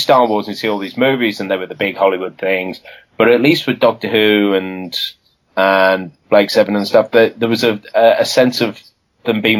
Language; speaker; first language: English; native; English